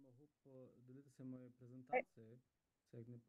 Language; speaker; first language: Ukrainian; non-native, local second language; Russian